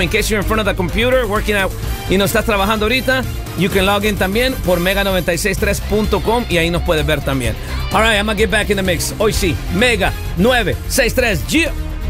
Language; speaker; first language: Spanish; early bilingual, heritage; Spanish